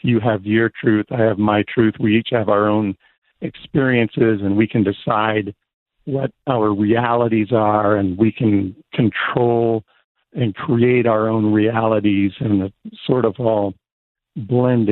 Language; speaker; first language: English; native; English